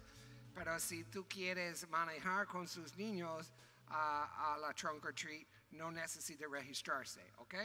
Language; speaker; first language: Spanish; non-native, learner; English